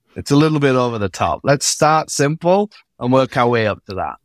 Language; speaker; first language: English; native; English